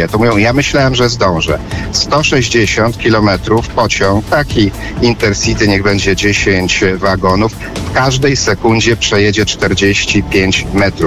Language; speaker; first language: Polish; native; Polish